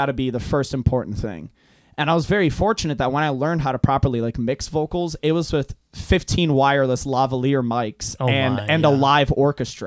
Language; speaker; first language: English; non-native, fluent; Hungarian